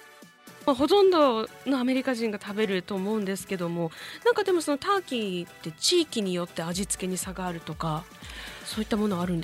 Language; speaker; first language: Japanese; native; Japanese